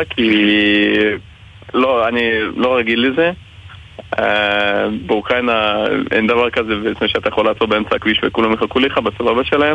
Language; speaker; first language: Hebrew; non-native, fluent; Ukrainian